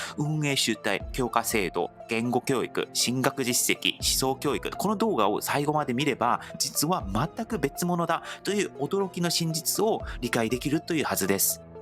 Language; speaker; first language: Japanese; non-native, fluent; Korean